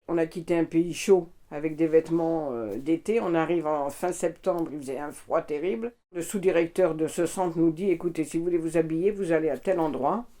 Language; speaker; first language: French; native; French